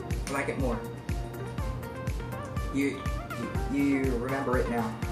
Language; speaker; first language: English; non-native, local second language; Filipino